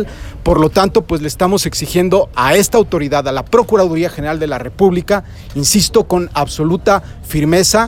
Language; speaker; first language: Spanish; native; Spanish